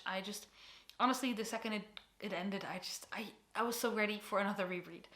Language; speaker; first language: English; non-native, fluent; Portuguese